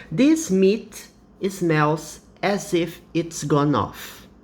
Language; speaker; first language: English; non-native, fluent; Portuguese